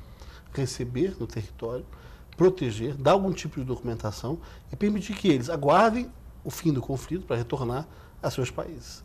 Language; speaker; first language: Portuguese; native; Portuguese